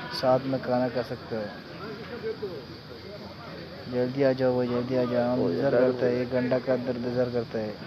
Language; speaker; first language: Hindi; non-native, local second language; Malayalam